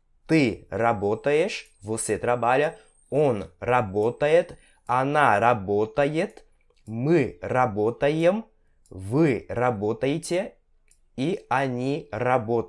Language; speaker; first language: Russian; non-native, fluent; Portuguese